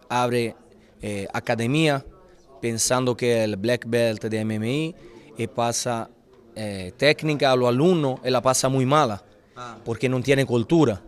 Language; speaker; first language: Spanish; non-native, fluent; Italian